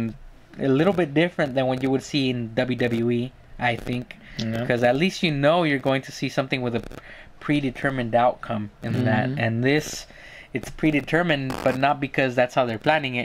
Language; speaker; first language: English; native; English